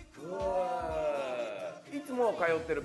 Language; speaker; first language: Japanese; native; Japanese